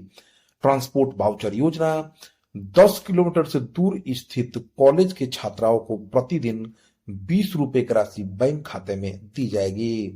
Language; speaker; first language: Hindi; native; Hindi